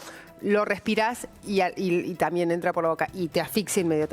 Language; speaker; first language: Spanish; native; Spanish